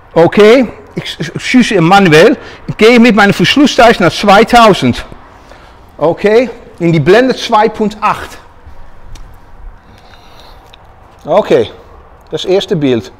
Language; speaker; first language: German; non-native, learner; Dutch